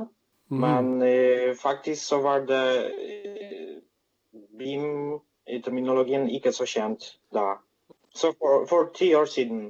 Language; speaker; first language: Swedish; non-native, fluent; Polish